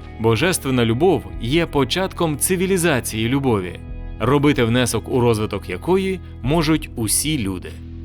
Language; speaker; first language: Ukrainian; native; Ukrainian